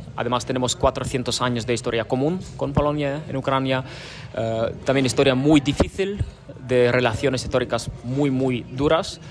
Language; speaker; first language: Spanish; non-native, fluent; Ukrainian